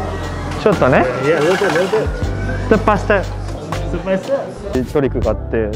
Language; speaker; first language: Japanese; native; Japanese